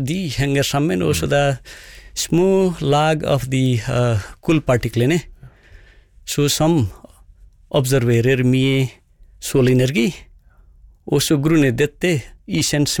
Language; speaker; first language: Norwegian; non-native, fluent; Nepali